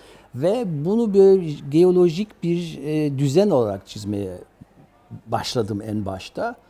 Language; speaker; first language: Turkish; early bilingual, other home language; German